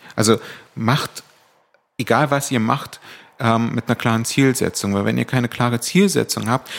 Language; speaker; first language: German; native; German